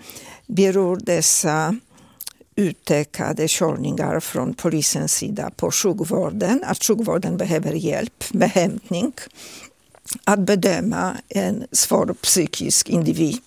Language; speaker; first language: Swedish; non-native, fluent; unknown